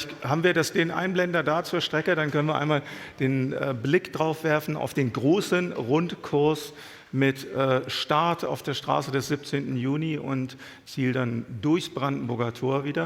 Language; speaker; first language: German; native; German